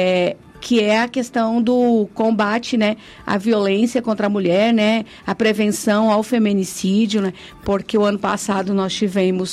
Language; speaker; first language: Portuguese; native; Portuguese